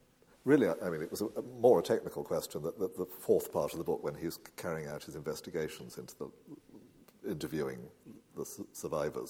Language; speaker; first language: English; native; English